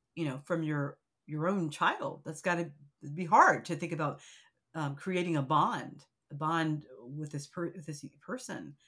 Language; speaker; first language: English; native; English